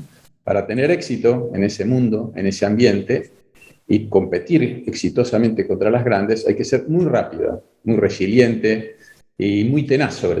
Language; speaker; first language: Spanish; native; Spanish